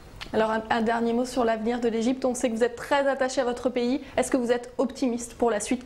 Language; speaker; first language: French; native; French